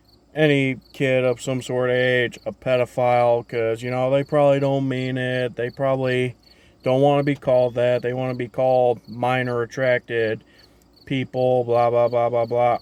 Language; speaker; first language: English; native; English